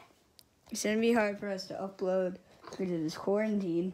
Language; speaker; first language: English; native; English